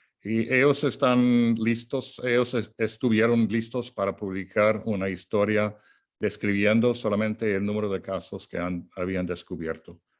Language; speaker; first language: Spanish; non-native, fluent; English